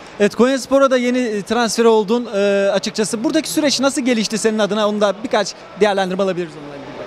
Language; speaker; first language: Turkish; native; Turkish